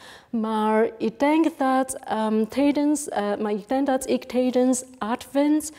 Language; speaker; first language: Dutch; non-native, fluent; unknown